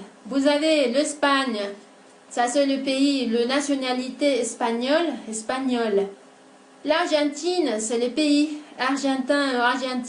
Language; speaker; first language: French; non-native, fluent; Spanish